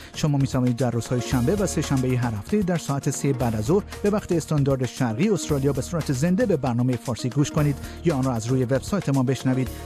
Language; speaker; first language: Persian; native; Persian